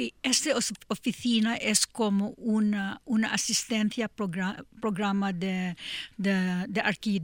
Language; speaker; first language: Spanish; non-native, learner; English